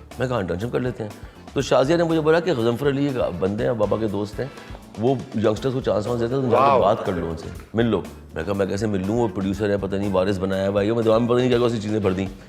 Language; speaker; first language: Urdu; native; Urdu